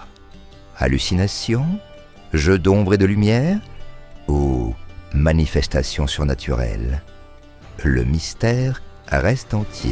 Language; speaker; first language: French; native; French